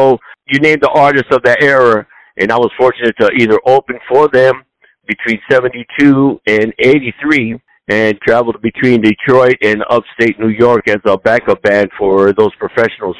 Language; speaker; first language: English; native; English